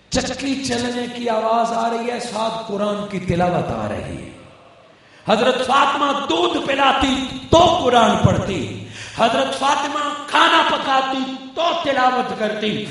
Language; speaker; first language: Urdu; non-native, local second language; Punjabi